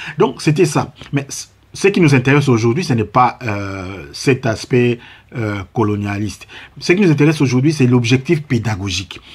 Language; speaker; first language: French; non-native, local second language; Lingala